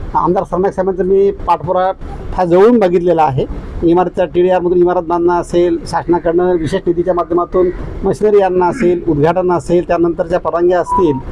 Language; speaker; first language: Marathi; native; Marathi